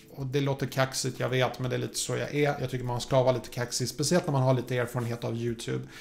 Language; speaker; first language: Swedish; early bilingual, other home language; Polish